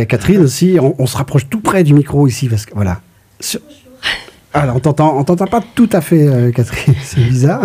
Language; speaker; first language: French; native; French